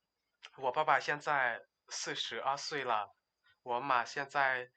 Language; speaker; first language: Chinese; non-native, learner; Lao